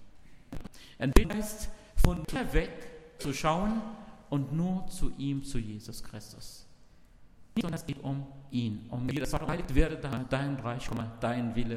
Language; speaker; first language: German; non-native, learner; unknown